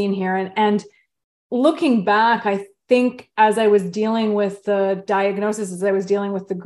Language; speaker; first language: English; native; English